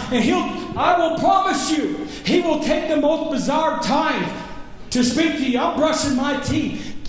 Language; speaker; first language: English; native; English